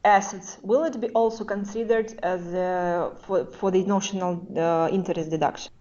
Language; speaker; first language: English; non-native, fluent; Russian